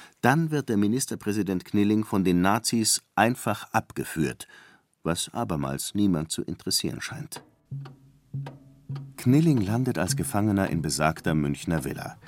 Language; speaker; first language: German; native; German